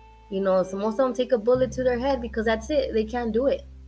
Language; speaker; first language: English; early bilingual, other home language; Spanish